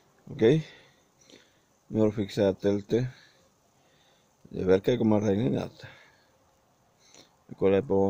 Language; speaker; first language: Swedish; non-native, learner; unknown